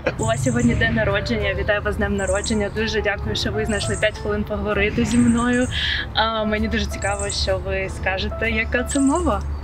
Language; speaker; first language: Ukrainian; native; Ukrainian